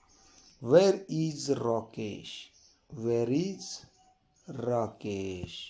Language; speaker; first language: English; non-native, local second language; Kannada